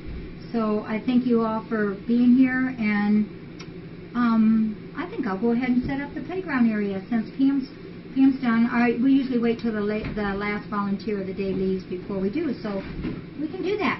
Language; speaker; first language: English; native; English